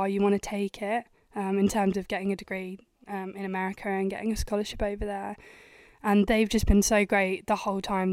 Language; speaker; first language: English; native; English